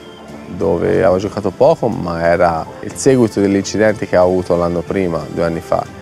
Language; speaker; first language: Italian; native; Italian